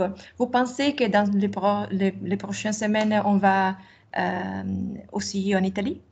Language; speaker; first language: French; non-native, learner; Italian